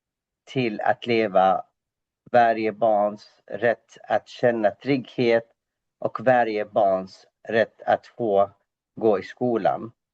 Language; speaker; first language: Swedish; non-native, fluent; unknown